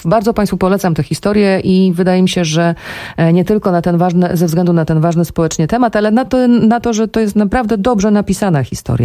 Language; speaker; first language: Polish; native; Polish